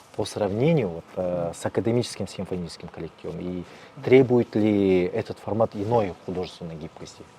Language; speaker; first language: Russian; non-native, local second language; Kazakh